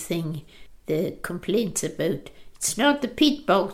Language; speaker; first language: English; non-native, local second language; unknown